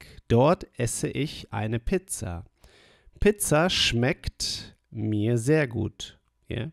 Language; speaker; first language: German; non-native, fluent; English